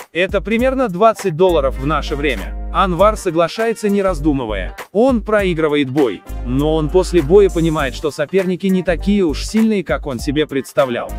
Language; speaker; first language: Russian; non-native, local second language; Uzbek